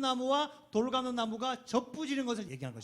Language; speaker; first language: Korean; native; Korean